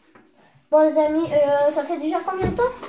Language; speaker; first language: French; native; French